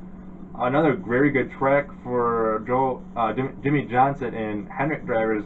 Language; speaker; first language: English; native; English